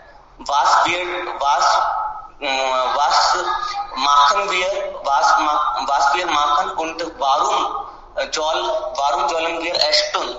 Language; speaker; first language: German; non-native, learner; Hindi